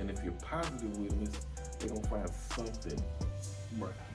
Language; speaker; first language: English; native; English